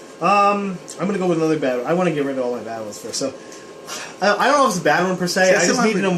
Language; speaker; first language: English; native; English